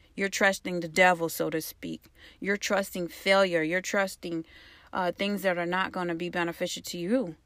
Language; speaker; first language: English; early bilingual, other home language; Haitian Creole